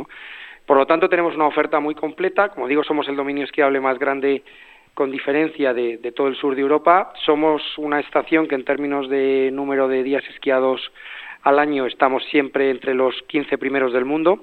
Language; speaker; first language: Spanish; native; Spanish